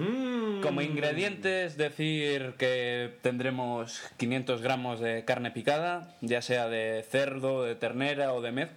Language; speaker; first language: Spanish; native; Spanish